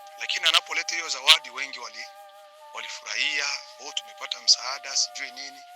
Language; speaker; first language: Swahili; native; Swahili